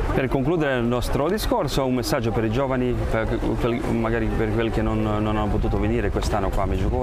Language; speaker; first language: Italian; non-native, fluent; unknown